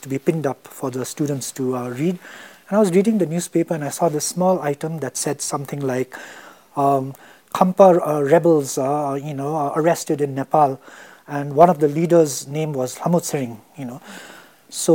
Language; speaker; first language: English; non-native, local second language; Tibetan